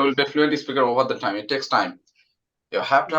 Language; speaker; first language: English; non-native, fluent; Bangla